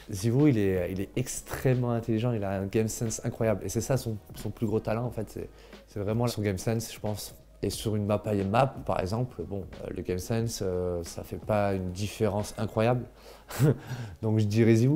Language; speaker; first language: French; native; French